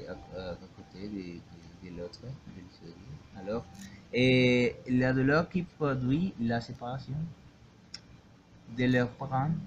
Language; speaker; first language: French; non-native, learner; Spanish